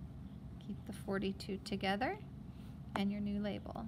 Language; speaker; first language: English; native; English